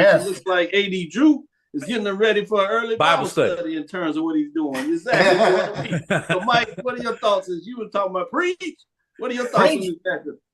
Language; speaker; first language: English; native; English